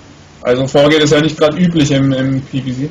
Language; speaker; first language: German; native; German